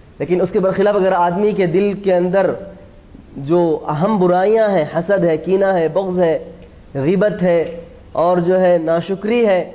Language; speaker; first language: Urdu; native; Urdu